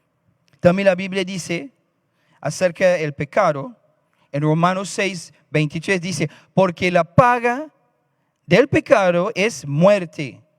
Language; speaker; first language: Spanish; non-native, fluent; English